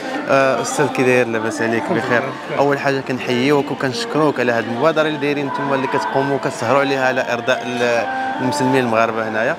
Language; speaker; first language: Arabic; native; Arabic